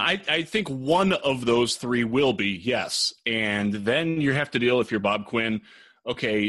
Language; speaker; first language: English; native; English